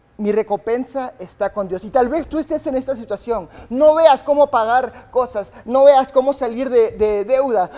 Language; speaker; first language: Spanish; early bilingual, other home language; English